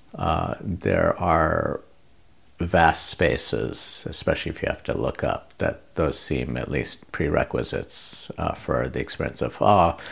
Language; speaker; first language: English; non-native, local second language; Bangla